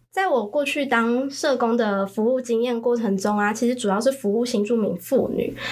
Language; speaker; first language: Chinese; early bilingual, other home language; Khmer